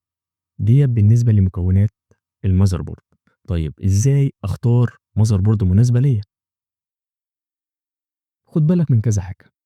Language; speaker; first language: Arabic; native; Arabic